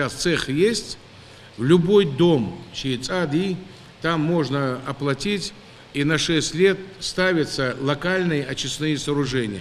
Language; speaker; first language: Russian; non-native, local second language; Ingush